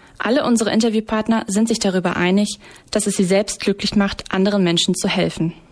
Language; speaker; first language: German; native; German